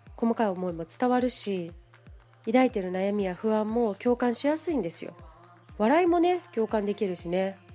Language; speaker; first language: Japanese; native; Japanese